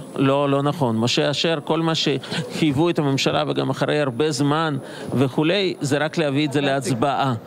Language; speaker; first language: Hebrew; non-native, fluent; Russian